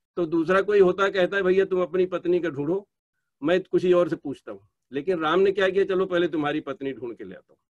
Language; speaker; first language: Hindi; native; Hindi